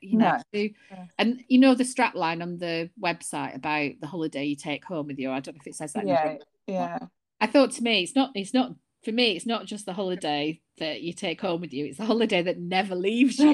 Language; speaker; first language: English; native; English